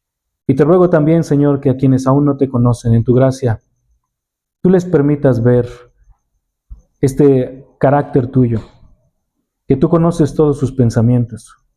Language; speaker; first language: Spanish; native; Spanish